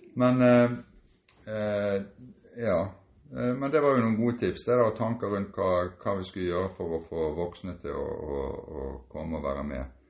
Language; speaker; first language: Norwegian; native; Norwegian